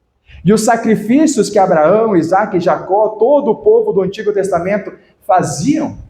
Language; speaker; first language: Portuguese; native; Portuguese